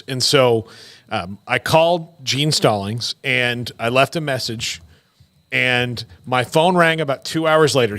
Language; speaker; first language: English; native; English